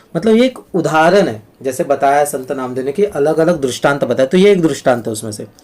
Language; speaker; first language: Hindi; non-native, local second language; Marathi